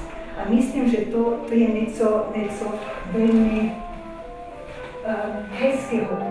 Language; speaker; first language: Czech; non-native, fluent; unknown